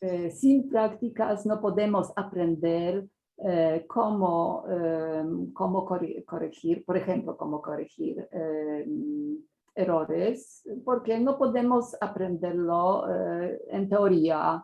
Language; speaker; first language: Spanish; non-native, fluent; Polish